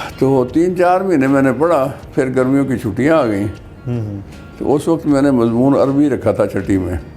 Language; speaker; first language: Urdu; non-native, local second language; Punjabi